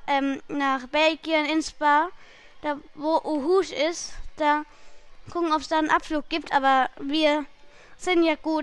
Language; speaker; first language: German; native; German